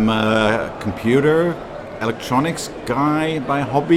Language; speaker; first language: English; non-native, fluent; Dutch